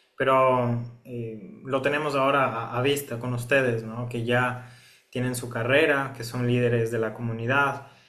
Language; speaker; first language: Spanish; native; Spanish